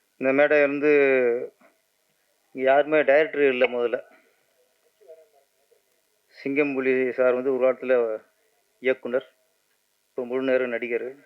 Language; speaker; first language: Tamil; native; Tamil